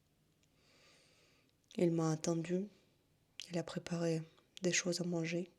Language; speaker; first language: French; non-native, fluent; Russian